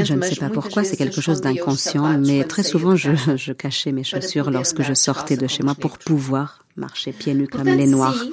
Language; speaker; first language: French; non-native, fluent; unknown